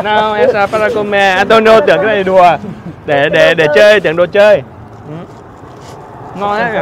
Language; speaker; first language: Vietnamese; native; Vietnamese